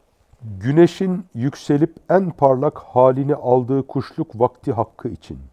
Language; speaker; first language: Turkish; native; Turkish